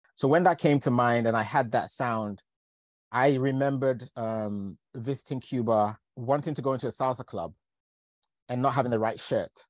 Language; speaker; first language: English; native; English